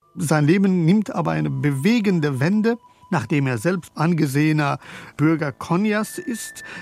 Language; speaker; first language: German; early bilingual, other home language; Persian